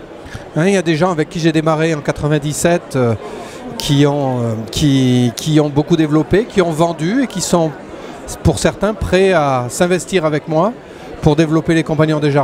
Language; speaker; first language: French; native; French